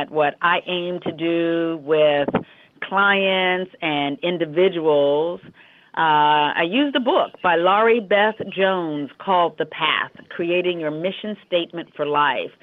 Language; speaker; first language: English; native; English